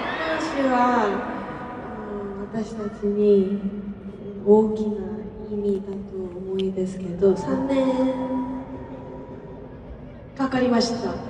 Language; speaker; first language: Japanese; non-native, learner; Korean